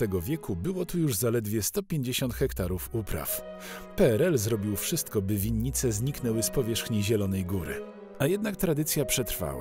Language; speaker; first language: Polish; native; Polish